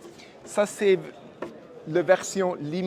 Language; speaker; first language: French; non-native, fluent; German